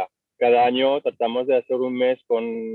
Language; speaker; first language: Spanish; non-native, fluent; French